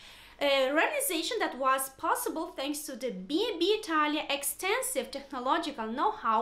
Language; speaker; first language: English; non-native, fluent; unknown